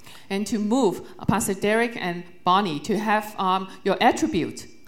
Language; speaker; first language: English; early bilingual, other home language; Chinese